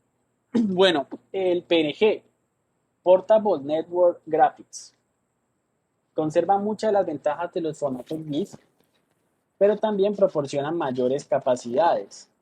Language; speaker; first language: Spanish; native; Spanish